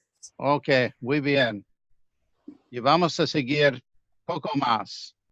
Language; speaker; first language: Spanish; non-native, fluent; English